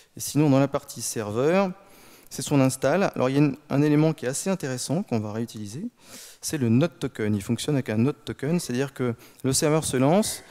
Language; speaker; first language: French; native; French